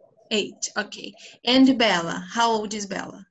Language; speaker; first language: English; non-native, fluent; Portuguese